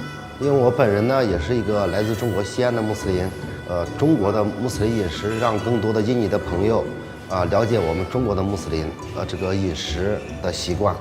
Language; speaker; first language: Chinese; non-native, fluent; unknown